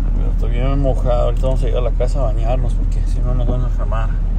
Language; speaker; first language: Spanish; early bilingual, heritage; Spanish